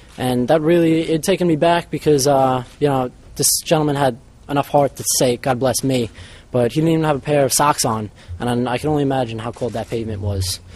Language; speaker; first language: English; native; English